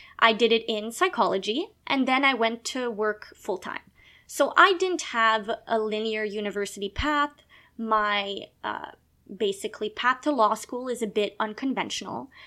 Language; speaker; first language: English; non-native, local second language; French